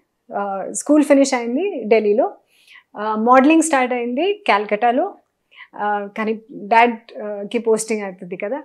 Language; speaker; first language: Telugu; non-native, learner; Hindi